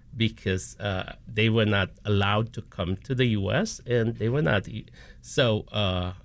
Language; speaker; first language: English; non-native, local second language; Filipino